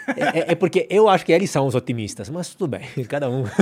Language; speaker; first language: Portuguese; non-native, fluent; Italian